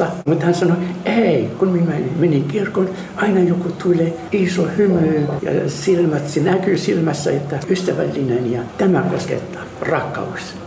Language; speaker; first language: Finnish; non-native, fluent; Arabic